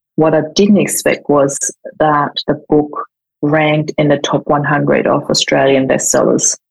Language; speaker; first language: English; non-native, fluent; German